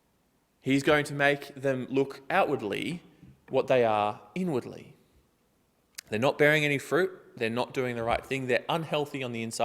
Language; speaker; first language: English; native; English